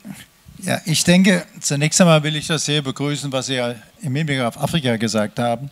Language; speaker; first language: German; native; German